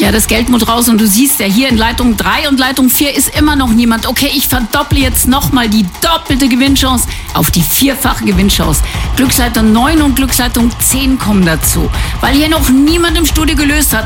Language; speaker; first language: German; native; German